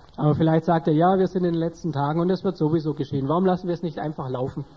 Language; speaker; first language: German; native; German